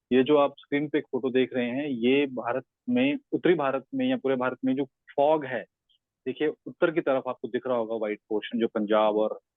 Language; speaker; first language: Hindi; non-native, local second language; Punjabi